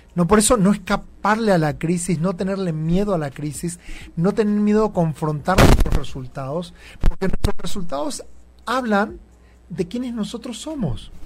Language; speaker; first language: Spanish; native; Spanish